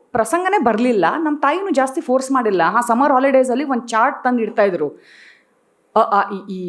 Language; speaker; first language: Kannada; non-native, fluent; Tulu